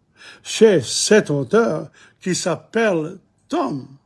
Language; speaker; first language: French; non-native, fluent; English